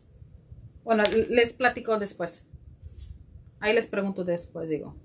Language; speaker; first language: Spanish; early bilingual, heritage; Spanish